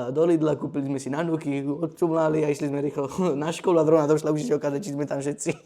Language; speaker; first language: Slovak; native; Slovak